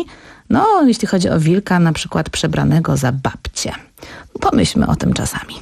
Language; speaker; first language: Polish; native; Polish